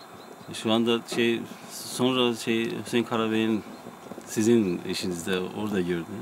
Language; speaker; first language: Turkish; non-native, learner; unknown